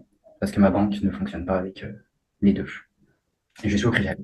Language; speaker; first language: French; native; French